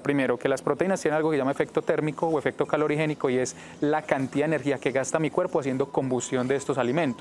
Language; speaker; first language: Spanish; native; Spanish